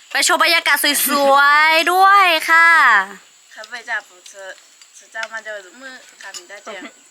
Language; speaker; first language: Thai; non-native, local second language; Lahu